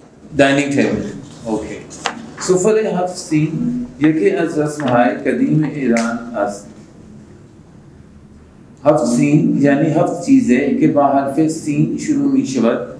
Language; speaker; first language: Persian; non-native, learner; Urdu